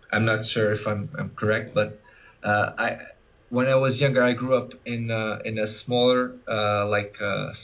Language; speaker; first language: English; early bilingual, other home language; Portuguese